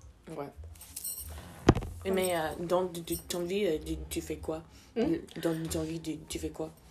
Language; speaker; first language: French; non-native, learner; English